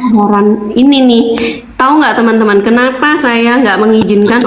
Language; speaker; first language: Indonesian; native; Indonesian